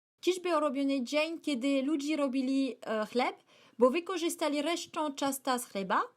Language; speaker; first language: Polish; non-native, learner; French